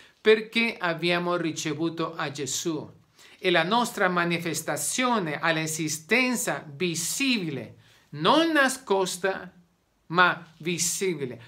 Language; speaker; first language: Italian; non-native, learner; Spanish